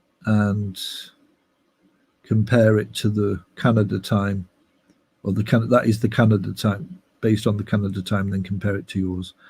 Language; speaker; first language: English; native; English